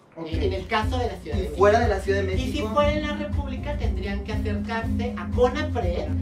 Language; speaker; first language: Spanish; native; Spanish